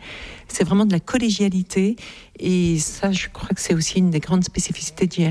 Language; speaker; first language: French; native; French